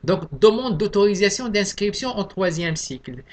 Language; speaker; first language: French; non-native, local second language; Arabic